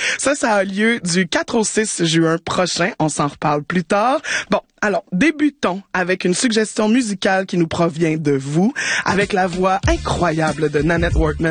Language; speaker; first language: French; native; French